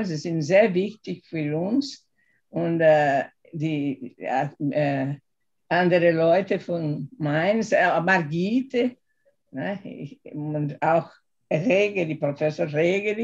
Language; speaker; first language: German; non-native, learner; Portuguese